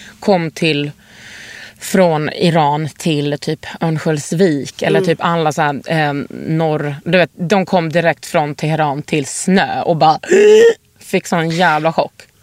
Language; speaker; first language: Swedish; native; Swedish